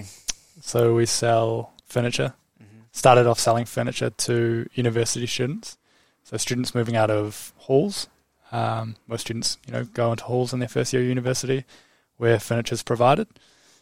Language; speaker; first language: English; native; English